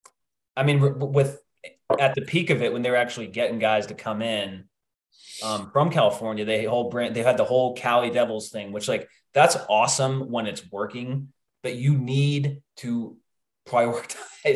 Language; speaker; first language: English; native; English